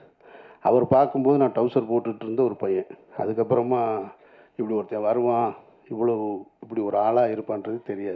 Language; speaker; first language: Tamil; native; Tamil